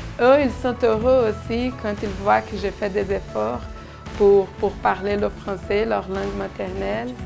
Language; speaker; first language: French; non-native, fluent; Portuguese